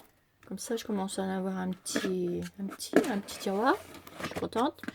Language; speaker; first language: French; native; French